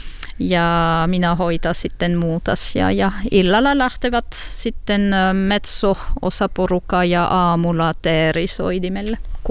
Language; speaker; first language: Finnish; non-native, learner; French